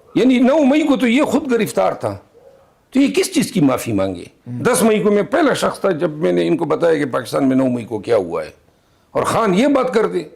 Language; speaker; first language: Urdu; non-native, local second language; Pashto